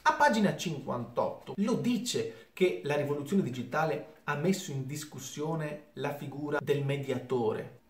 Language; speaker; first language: Italian; native; Italian